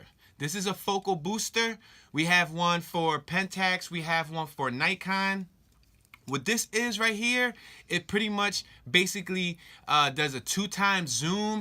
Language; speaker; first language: English; native; English